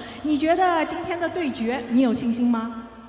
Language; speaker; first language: Chinese; native; Chinese